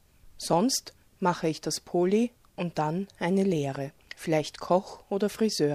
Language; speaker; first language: German; early bilingual, other home language; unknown